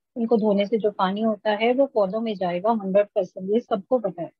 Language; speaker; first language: Hindi; native; Hindi